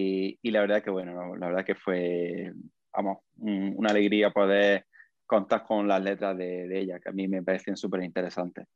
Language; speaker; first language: Spanish; native; Spanish